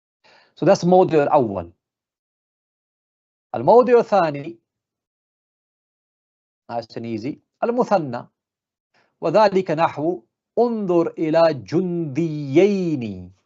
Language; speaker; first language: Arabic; non-native, fluent; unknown